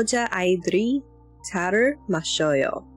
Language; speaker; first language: Korean; non-native, learner; English